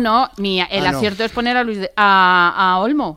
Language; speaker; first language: Spanish; native; Spanish